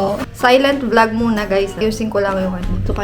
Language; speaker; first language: Filipino; native; Filipino